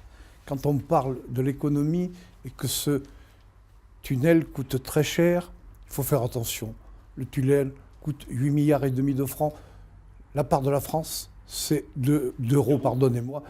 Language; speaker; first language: French; native; French